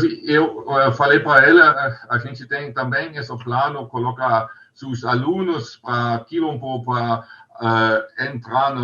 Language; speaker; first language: Portuguese; non-native, learner; German